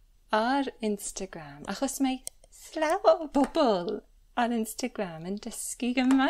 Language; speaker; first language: Welsh; non-native, learner; English